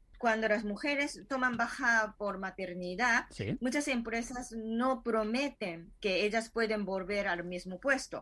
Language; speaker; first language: Spanish; non-native, fluent; Japanese